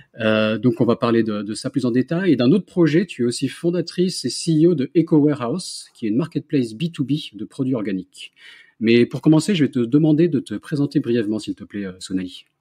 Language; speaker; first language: French; native; French